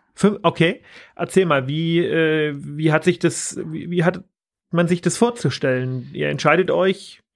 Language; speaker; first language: German; native; German